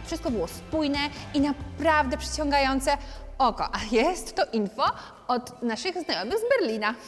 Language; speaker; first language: Polish; native; Polish